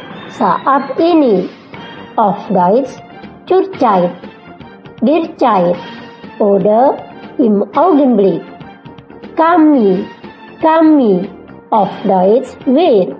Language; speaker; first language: German; non-native, fluent; Indonesian